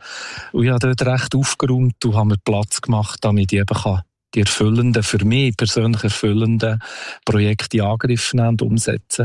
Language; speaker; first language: German; native; German